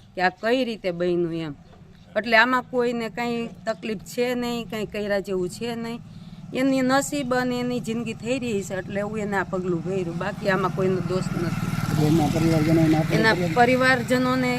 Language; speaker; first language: Gujarati; native; Gujarati